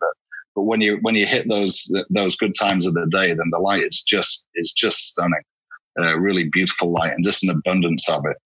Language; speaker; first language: English; native; English